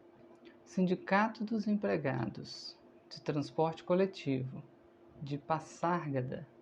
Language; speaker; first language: Portuguese; native; Portuguese